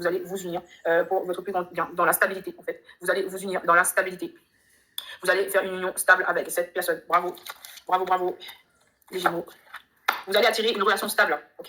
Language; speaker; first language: French; native; French